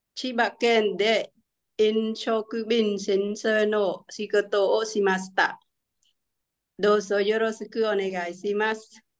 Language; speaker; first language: Japanese; non-native, learner; Khmer